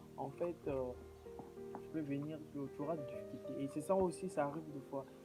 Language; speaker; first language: French; non-native, local second language; Lingala